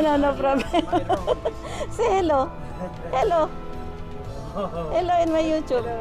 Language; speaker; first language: English; non-native, local second language; Filipino